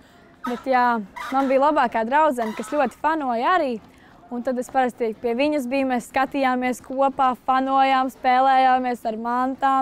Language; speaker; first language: Latvian; native; Latvian